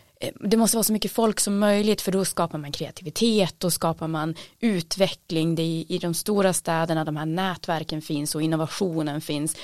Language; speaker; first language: Swedish; native; Swedish